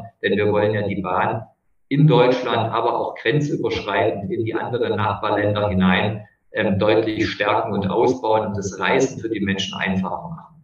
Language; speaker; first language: German; native; German